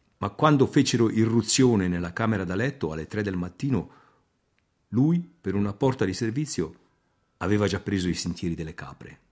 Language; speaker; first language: Italian; native; Italian